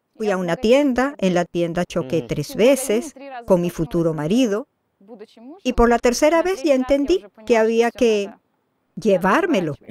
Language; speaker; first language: Spanish; non-native, fluent; Russian